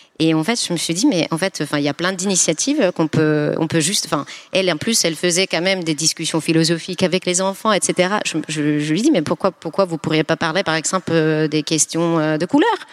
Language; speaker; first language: French; non-native, fluent; Finnish